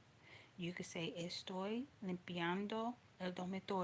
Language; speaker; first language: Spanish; non-native, learner; English